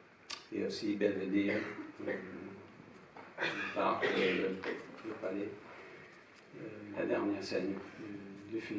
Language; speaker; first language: French; non-native, fluent; English